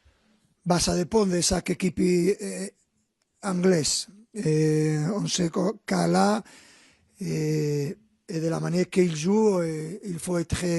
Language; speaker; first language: French; non-native, fluent; Spanish